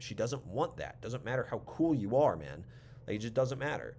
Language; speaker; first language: English; native; English